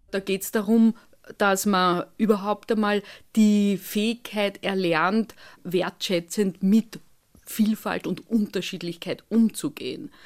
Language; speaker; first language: German; native; German